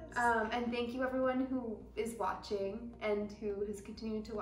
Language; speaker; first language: English; native; English